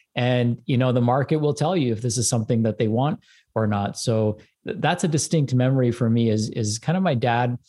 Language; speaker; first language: English; early bilingual, other home language; Hindi